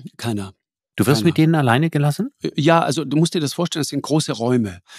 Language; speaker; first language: German; native; German